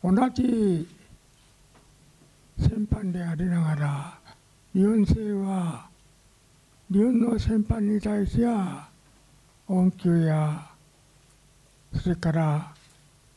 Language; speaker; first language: Japanese; non-native, local second language; Korean